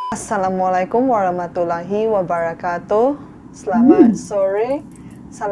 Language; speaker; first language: Indonesian; non-native, fluent; Chinese